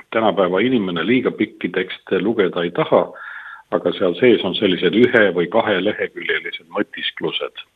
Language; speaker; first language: Estonian; native; Estonian